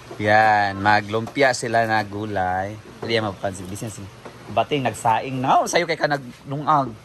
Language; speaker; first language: Filipino; non-native, local second language; Cebuano